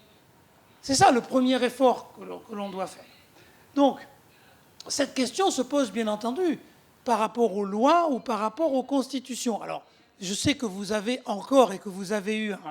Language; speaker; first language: French; native; French